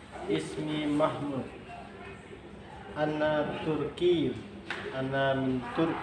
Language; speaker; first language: Arabic; non-native, learner; Indonesian